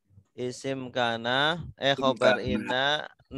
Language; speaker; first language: Arabic; non-native, fluent; Indonesian